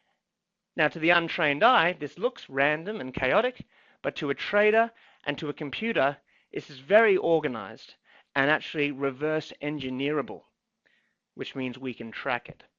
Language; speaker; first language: English; native; English